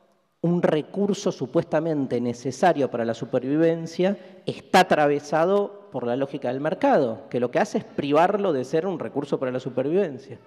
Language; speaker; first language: Spanish; native; Spanish